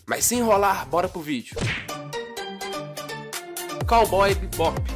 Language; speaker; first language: Portuguese; native; Portuguese